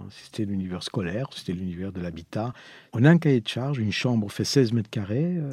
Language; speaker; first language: French; non-native, fluent; Spanish